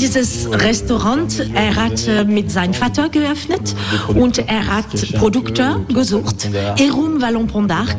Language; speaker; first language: German; non-native, learner; French